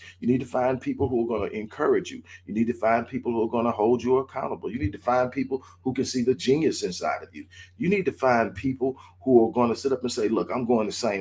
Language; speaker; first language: English; native; English